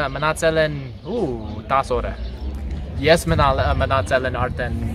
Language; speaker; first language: Armenian; non-native, learner; English